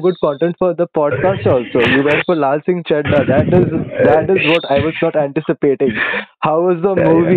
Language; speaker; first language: English; non-native, local second language; Hindi